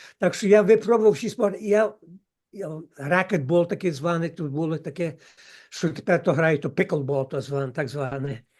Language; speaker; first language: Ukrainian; early bilingual, heritage; Ukrainian